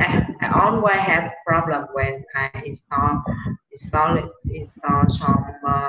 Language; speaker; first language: English; non-native, learner; Vietnamese